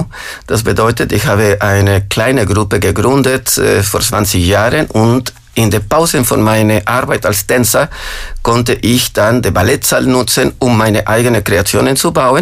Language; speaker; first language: German; non-native, fluent; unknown